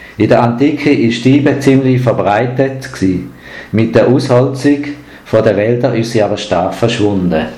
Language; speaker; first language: German; native; German